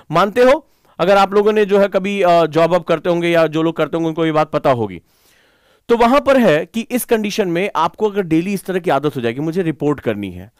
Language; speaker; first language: Hindi; native; Hindi